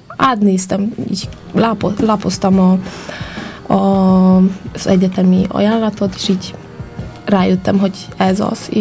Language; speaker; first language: Hungarian; non-native, fluent; Polish